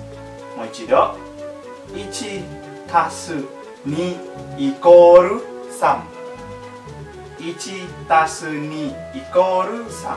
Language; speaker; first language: Japanese; non-native, learner; Indonesian